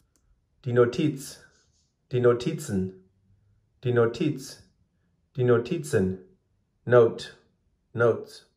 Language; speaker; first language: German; non-native, fluent; English